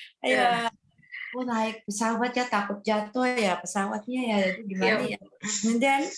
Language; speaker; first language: Indonesian; non-native, fluent; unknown